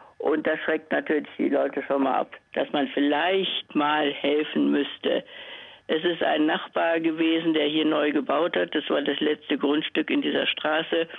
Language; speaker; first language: German; native; German